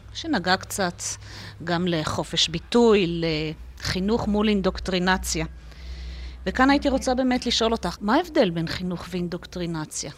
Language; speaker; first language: Hebrew; native; Hebrew